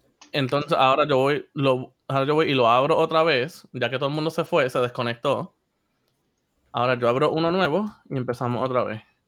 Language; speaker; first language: Spanish; native; Spanish